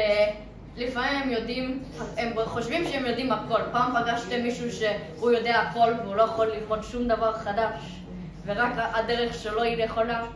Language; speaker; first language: Hebrew; early bilingual, other home language; English